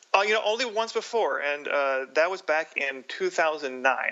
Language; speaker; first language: English; native; English